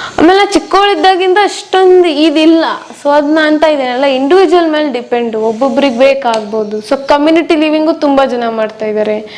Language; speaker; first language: Kannada; non-native, local second language; Marwari